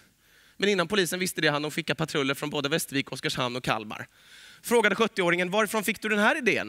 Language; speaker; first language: Swedish; native; Swedish